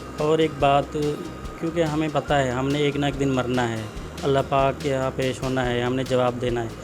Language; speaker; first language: Urdu; non-native, local second language; Saraiki